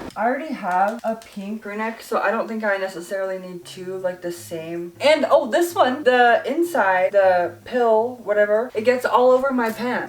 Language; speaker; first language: English; native; English